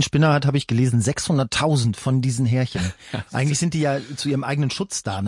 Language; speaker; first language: German; native; German